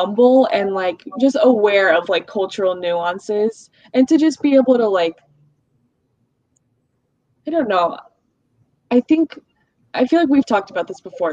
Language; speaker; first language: English; early bilingual, other home language; Russian